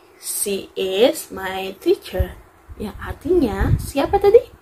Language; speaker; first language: English; non-native, learner; Indonesian